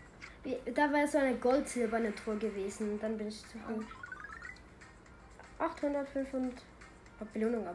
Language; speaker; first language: German; native; German